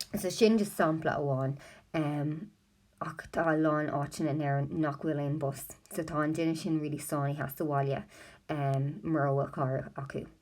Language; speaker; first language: Irish; non-native, local second language; English